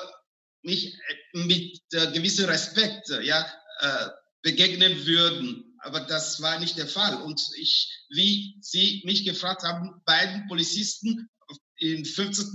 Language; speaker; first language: German; non-native, fluent; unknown